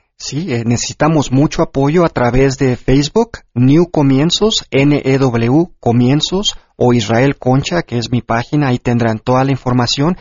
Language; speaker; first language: Spanish; early bilingual, heritage; Spanish